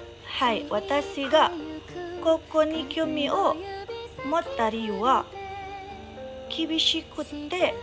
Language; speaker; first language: Japanese; non-native, learner; Indonesian